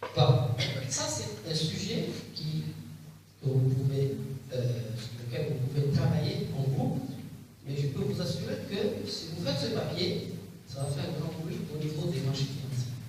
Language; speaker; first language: French; non-native, local second language; Arabic